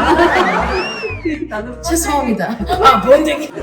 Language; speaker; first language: Korean; non-native, learner; English